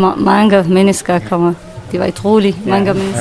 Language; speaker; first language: Danish; non-native, learner; Kurdish